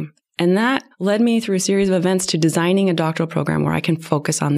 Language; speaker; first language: English; native; English